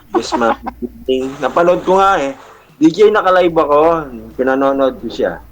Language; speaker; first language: Filipino; native; Filipino